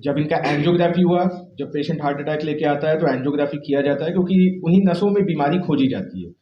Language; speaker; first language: Hindi; native; Hindi